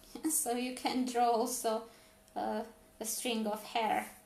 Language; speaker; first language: English; non-native, fluent; Romanian